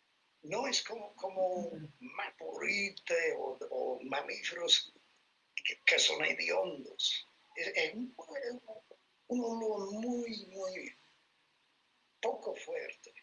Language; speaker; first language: Spanish; non-native, fluent; English